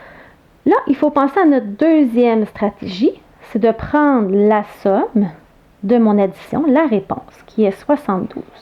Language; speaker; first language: French; native; French